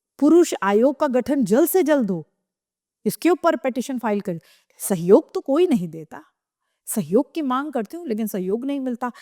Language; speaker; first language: Hindi; native; Hindi